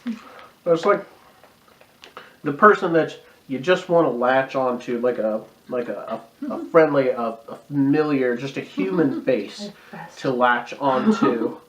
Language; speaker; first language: English; native; English